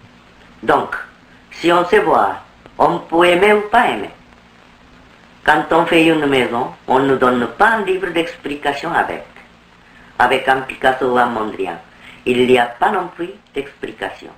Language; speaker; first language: French; non-native, fluent; Korean